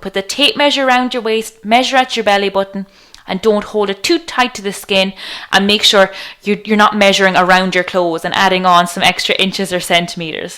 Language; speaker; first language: English; native; English